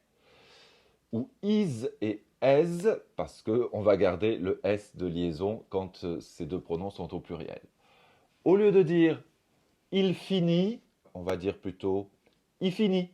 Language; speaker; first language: French; native; French